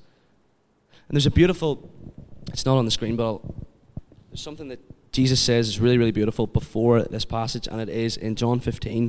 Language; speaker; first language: English; native; English